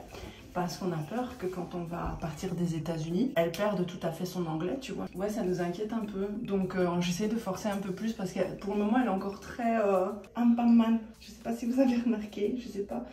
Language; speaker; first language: French; native; French